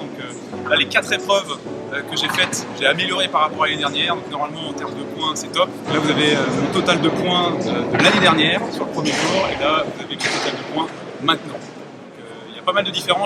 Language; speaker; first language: French; native; French